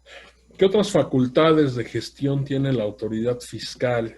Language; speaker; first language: Spanish; native; Spanish